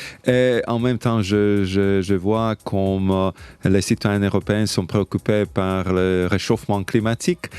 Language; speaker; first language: French; non-native, fluent; Slovak